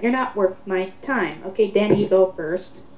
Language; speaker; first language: English; native; English